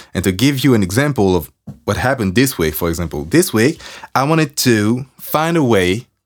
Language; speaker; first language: English; non-native, fluent; French